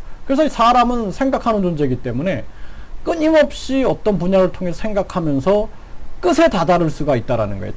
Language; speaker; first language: Korean; native; Korean